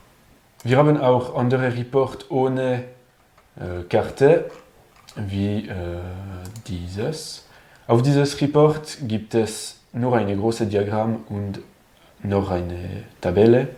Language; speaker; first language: German; non-native, learner; French